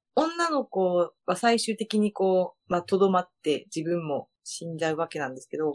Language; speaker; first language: Japanese; early bilingual, other home language; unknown